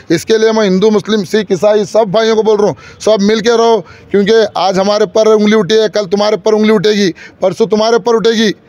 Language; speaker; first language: Hindi; native; Hindi